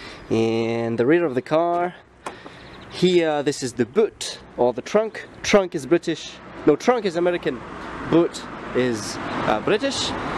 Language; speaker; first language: English; native; English